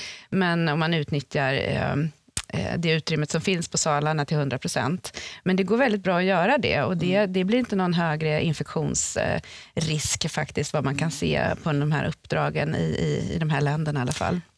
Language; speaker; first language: Swedish; native; Swedish